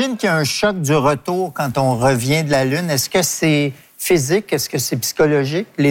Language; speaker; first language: French; native; French